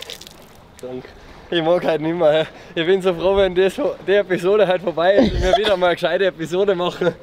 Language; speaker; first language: German; native; German